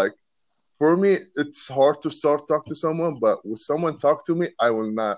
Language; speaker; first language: English; non-native, learner; Arabic